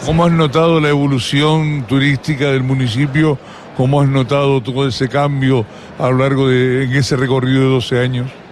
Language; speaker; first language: Spanish; native; Spanish